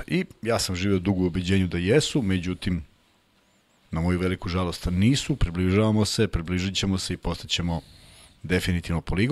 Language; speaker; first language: Serbian; native; Serbian